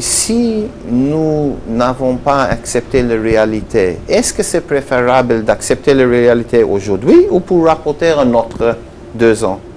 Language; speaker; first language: French; non-native, learner; Hebrew